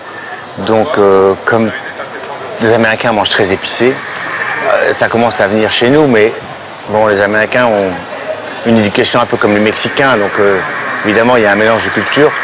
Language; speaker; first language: French; native; French